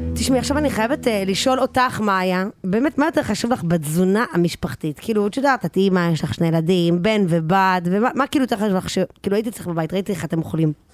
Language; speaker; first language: Hebrew; native; Hebrew